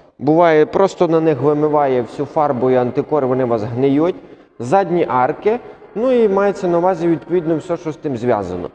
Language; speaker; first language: Ukrainian; native; Ukrainian